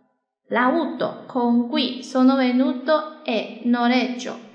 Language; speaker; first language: Italian; non-native, learner; Chinese